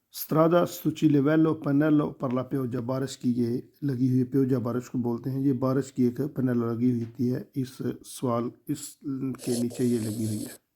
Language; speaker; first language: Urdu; non-native, local second language; Punjabi